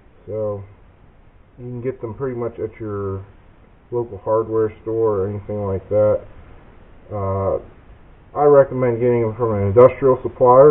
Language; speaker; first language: English; native; English